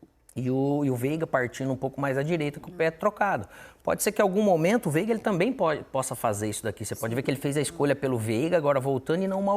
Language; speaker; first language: Portuguese; native; Portuguese